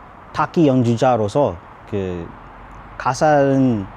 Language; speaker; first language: Korean; non-native, learner; English